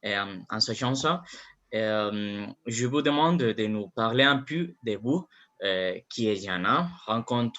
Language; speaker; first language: French; non-native, learner; Spanish